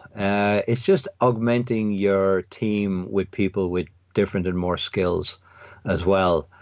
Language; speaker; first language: English; native; English